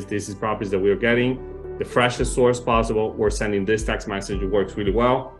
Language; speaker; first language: English; non-native, fluent; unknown